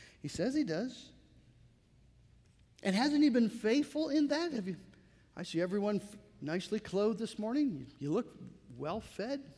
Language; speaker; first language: English; native; English